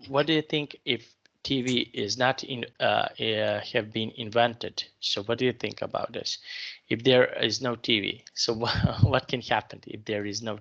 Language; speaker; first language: English; non-native, fluent; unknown